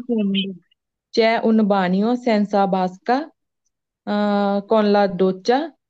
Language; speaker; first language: Italian; non-native, learner; Punjabi